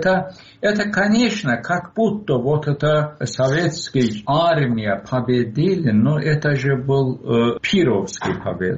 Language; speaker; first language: Russian; non-native, local second language; Azerbaijani